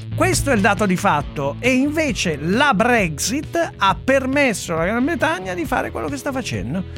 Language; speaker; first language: Italian; native; Italian